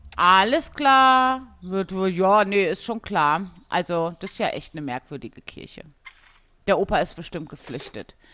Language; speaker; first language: German; native; German